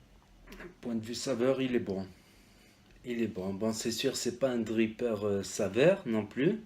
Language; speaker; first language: French; native; French